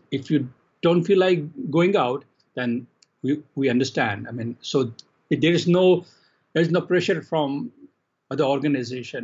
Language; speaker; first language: English; non-native, local second language; Kashmiri